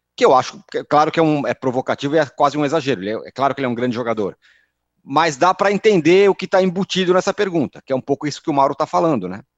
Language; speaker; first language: Portuguese; native; Portuguese